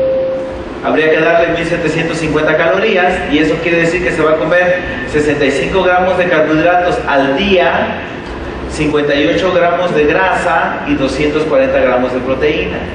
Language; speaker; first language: Spanish; native; Spanish